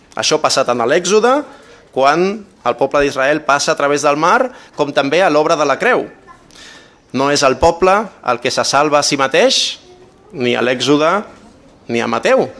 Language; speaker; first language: Catalan; native; Catalan